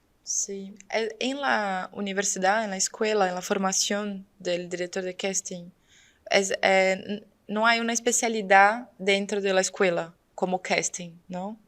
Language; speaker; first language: Spanish; non-native, fluent; Portuguese